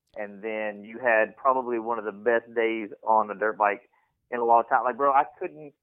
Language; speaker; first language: English; native; English